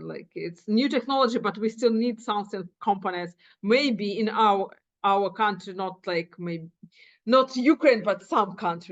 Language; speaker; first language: English; non-native, fluent; Ukrainian